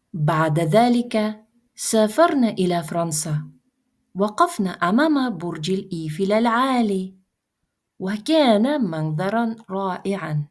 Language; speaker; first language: Arabic; non-native, fluent; Russian